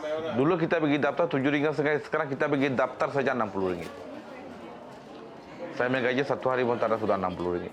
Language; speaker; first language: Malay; non-native, learner; Rohingya